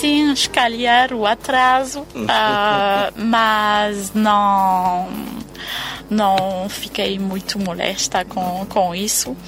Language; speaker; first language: Portuguese; non-native, fluent; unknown